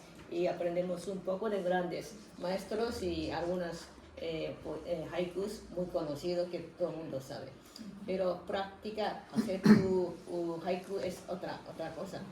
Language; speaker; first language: Spanish; non-native, fluent; Japanese